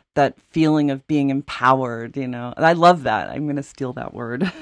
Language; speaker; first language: English; native; English